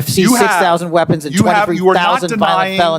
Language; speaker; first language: English; native; English